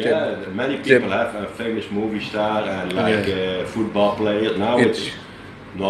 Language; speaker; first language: English; non-native, learner; Dutch